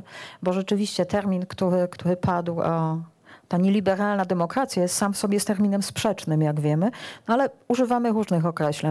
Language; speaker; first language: Polish; native; Polish